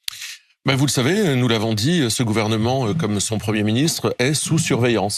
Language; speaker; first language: French; native; French